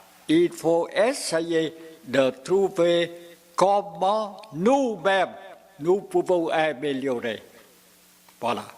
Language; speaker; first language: French; non-native, fluent; Vietnamese